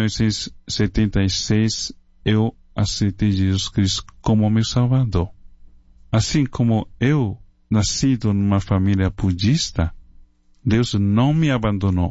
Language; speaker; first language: Portuguese; non-native, fluent; Chinese